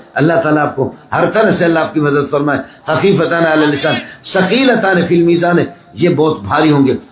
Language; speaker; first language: Urdu; non-native, local second language; Baluchi